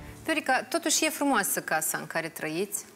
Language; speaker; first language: Romanian; native; Romanian